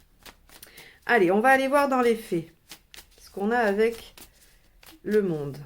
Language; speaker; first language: French; native; French